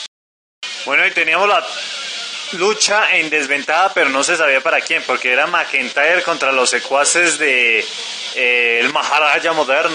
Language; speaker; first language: Spanish; native; Spanish